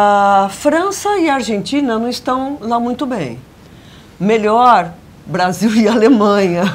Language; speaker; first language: Portuguese; native; Portuguese